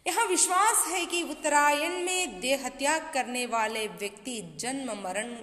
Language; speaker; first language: Hindi; non-native, local second language; Kannada